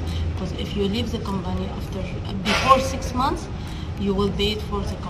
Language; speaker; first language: English; non-native, learner; Arabic